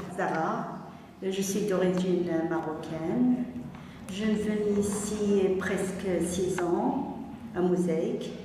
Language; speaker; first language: French; non-native, learner; Arabic